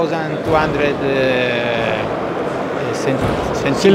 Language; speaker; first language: English; non-native, learner; Italian